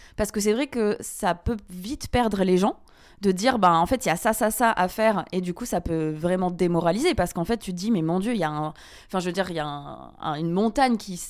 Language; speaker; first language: French; native; French